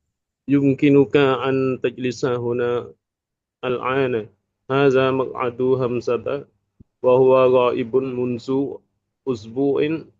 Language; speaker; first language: Arabic; non-native, learner; Indonesian